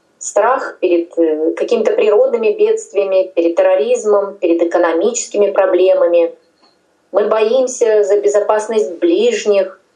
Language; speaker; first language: Russian; non-native, local second language; Tajik